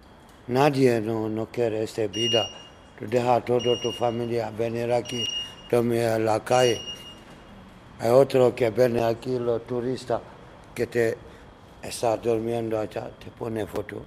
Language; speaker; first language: Spanish; non-native, learner; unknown